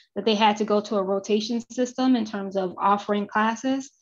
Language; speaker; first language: English; native; English